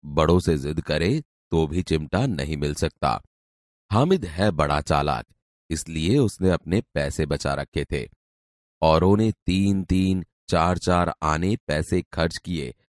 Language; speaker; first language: Hindi; non-native, local second language; Gujarati